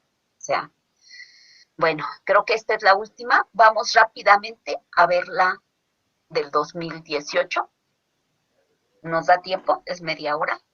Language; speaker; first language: Spanish; native; Spanish